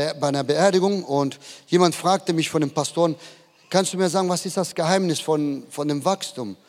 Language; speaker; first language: German; native; German